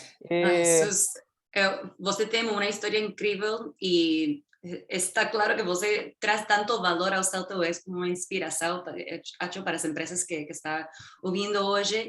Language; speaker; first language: Portuguese; non-native, fluent; Spanish